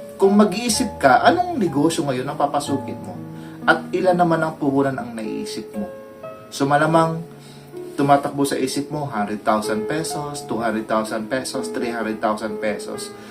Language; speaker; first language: Filipino; native; Filipino